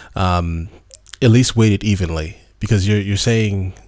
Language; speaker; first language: English; native; English